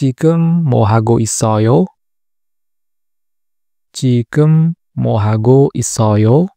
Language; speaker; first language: Korean; non-native, learner; Indonesian